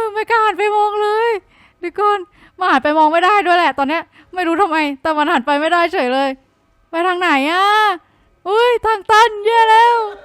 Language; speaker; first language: Thai; native; Thai